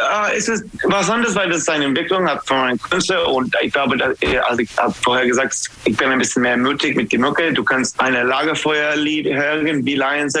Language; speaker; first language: German; non-native, fluent; English